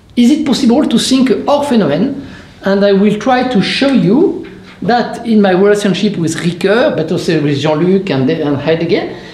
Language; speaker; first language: English; non-native, fluent; French